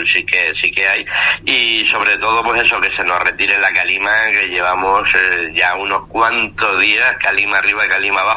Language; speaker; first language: Spanish; native; Spanish